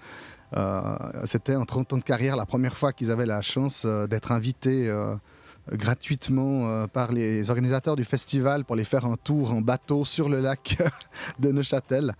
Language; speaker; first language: French; native; French